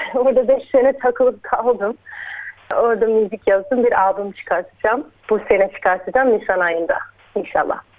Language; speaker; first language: Turkish; early bilingual, heritage; Turkish